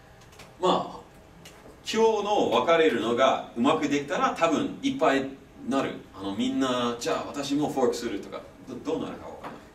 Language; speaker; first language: Japanese; non-native, fluent; English